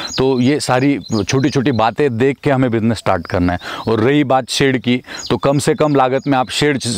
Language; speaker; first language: Hindi; non-native, local second language; Marathi